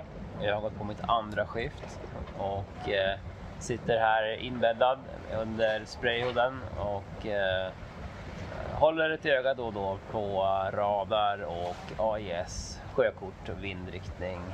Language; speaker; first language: Swedish; native; Swedish